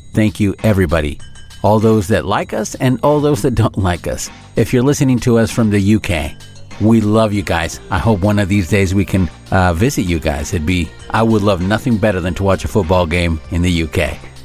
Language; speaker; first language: English; early bilingual, other home language; Spanish